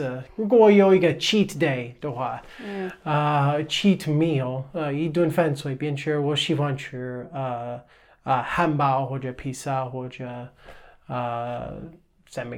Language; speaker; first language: Chinese; non-native, fluent; English